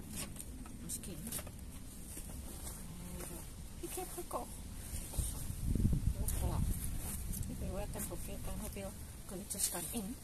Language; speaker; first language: Dutch; non-native, learner; Indonesian